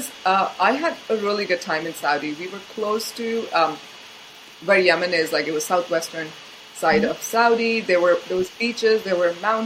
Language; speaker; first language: English; non-native, local second language; Hindi